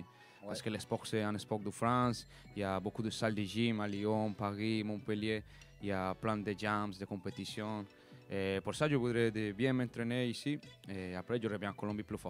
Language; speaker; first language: French; non-native, learner; Spanish